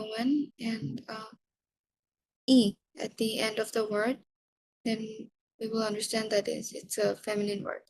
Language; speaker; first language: English; non-native, local second language; Bangla